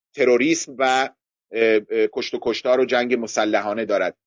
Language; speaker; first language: Persian; non-native, local second language; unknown